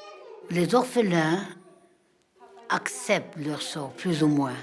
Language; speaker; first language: French; non-native, fluent; Armenian